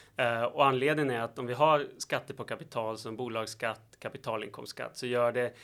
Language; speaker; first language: Swedish; native; Swedish